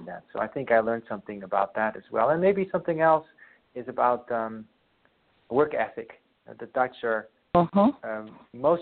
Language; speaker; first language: English; non-native, fluent; Western Frisian